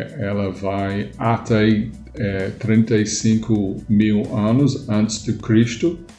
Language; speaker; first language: Portuguese; non-native, fluent; English